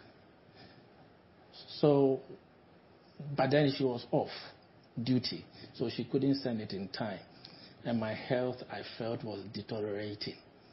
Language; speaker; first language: English; non-native, local second language; Akan